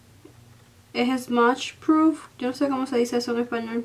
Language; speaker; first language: Spanish; early bilingual, heritage; Spanish